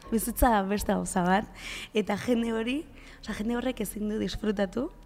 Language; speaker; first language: Basque; non-native, local second language; Spanish